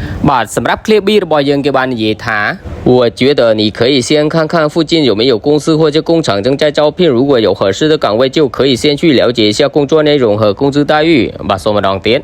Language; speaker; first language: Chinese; non-native, fluent; Khmer